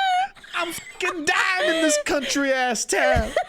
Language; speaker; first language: English; native; English